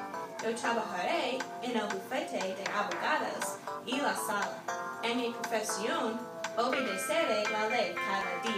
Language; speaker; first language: Spanish; non-native, learner; English